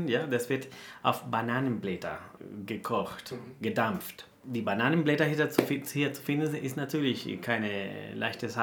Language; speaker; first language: German; non-native, fluent; Spanish